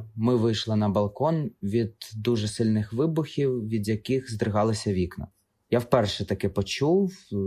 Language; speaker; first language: Ukrainian; non-native, local second language; Russian